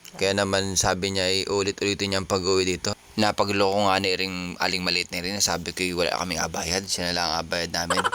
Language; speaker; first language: Filipino; native; Filipino